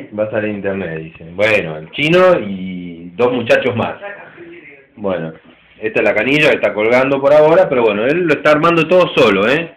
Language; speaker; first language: Spanish; native; Spanish